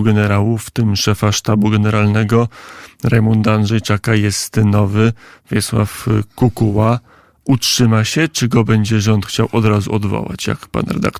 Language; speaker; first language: Polish; native; Polish